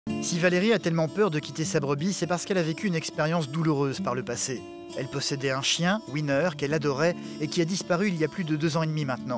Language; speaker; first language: French; native; French